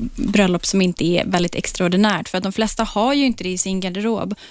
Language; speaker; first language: Swedish; non-native, fluent; Polish